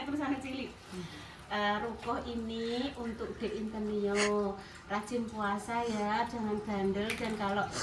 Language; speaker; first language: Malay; non-native, local second language; Javanese